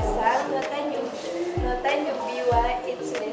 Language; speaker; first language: Japanese; non-native, learner; Indonesian